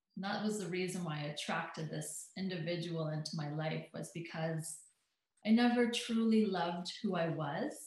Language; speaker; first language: English; native; English